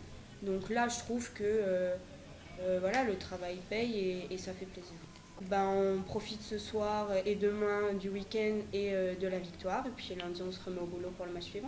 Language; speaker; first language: French; native; French